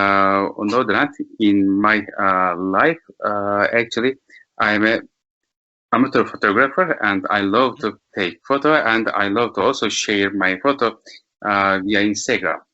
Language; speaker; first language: English; non-native, learner; Turkish